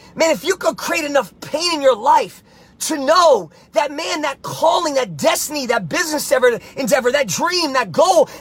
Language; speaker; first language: English; native; English